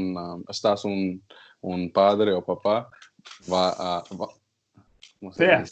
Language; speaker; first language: Spanish; non-native, learner; English